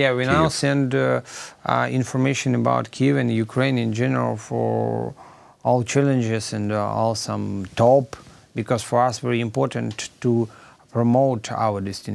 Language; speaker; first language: English; non-native, learner; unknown